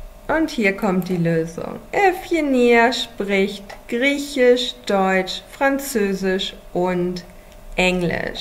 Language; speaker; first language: German; non-native, fluent; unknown